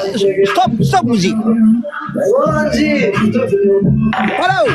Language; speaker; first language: English; non-native, learner; Tigrinya